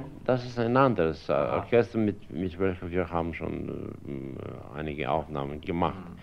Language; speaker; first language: German; non-native, fluent; Russian